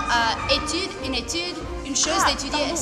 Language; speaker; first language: French; non-native, learner; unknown